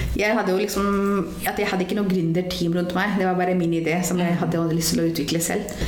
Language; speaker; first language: Norwegian; non-native, fluent; Hindi